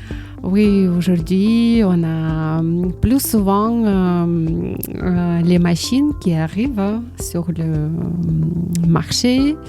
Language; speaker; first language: French; non-native, learner; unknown